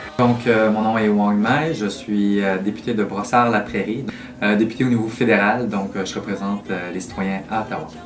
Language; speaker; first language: French; early bilingual, other home language; Vietnamese